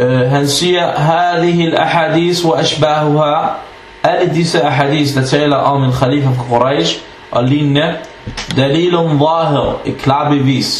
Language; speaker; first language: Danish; non-native, fluent; Arabic